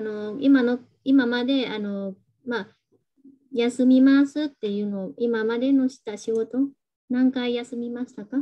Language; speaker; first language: Japanese; non-native, fluent; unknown